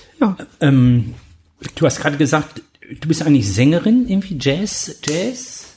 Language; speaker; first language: German; native; German